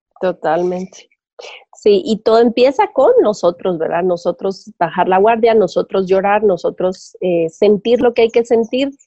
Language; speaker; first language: Spanish; native; Spanish